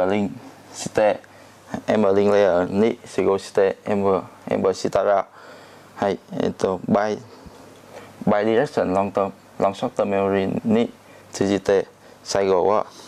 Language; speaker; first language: Japanese; non-native, learner; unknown